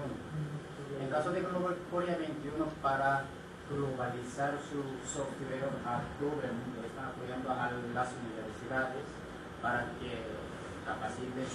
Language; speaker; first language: Spanish; non-native, learner; Korean